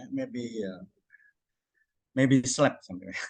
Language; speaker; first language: English; non-native, learner; Indonesian